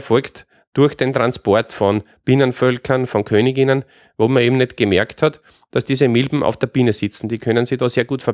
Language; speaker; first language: German; native; German